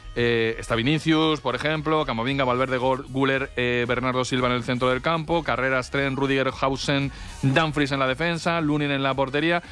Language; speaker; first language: Spanish; native; Spanish